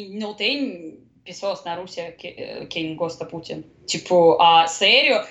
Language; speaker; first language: Portuguese; non-native, learner; Russian